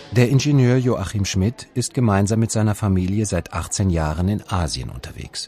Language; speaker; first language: German; native; German